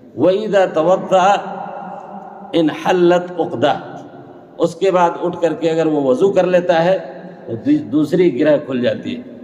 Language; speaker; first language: Urdu; native; Urdu